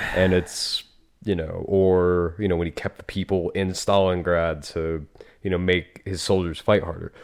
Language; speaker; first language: English; native; English